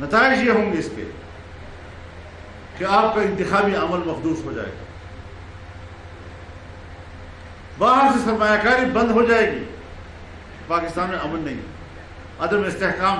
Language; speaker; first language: Urdu; non-native, local second language; Pashto